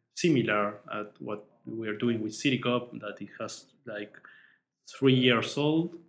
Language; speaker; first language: English; non-native, fluent; Spanish